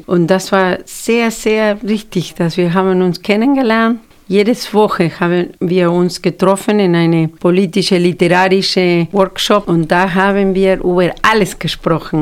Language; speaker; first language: German; non-native, fluent; Spanish